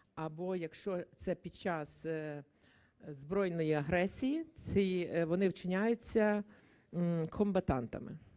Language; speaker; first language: Ukrainian; native; Ukrainian